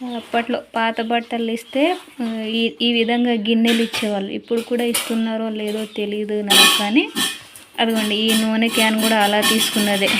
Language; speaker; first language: Telugu; native; Telugu